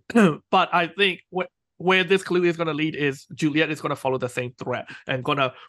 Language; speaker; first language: English; non-native, fluent; Burmese